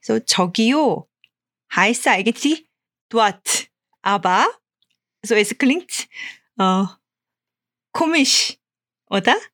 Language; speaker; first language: German; non-native, fluent; Korean